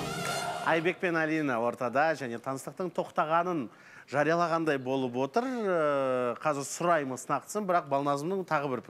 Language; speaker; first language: Kazakh; native; Kazakh